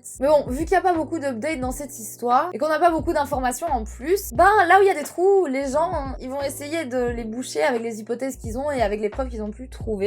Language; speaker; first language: French; native; French